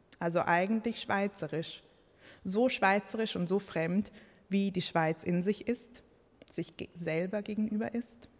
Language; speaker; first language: German; early bilingual, other home language; Croatian